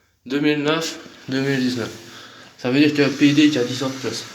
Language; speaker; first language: French; native; French